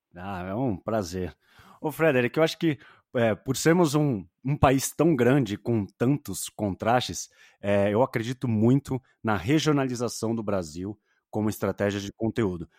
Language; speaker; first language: Portuguese; native; Portuguese